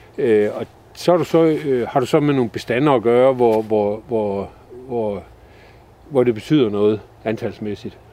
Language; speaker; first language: Danish; native; Danish